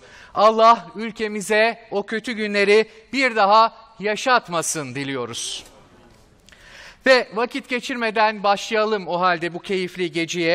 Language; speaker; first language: Turkish; native; Turkish